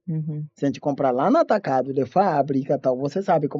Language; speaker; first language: Portuguese; non-native, learner; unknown